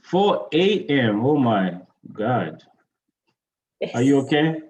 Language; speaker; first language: English; native; English